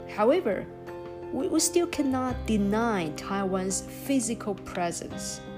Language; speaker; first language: English; non-native, fluent; Chinese